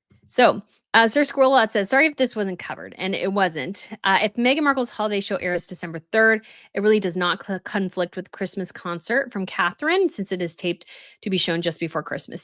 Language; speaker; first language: English; native; English